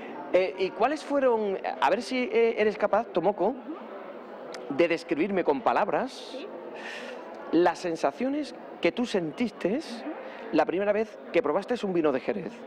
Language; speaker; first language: Spanish; native; Spanish